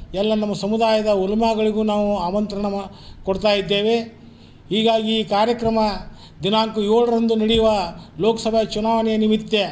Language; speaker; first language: Kannada; non-native, local second language; Urdu